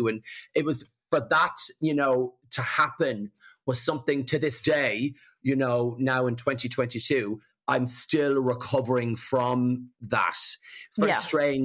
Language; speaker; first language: English; native; English